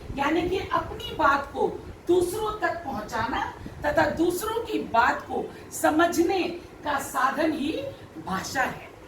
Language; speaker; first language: Hindi; native; Hindi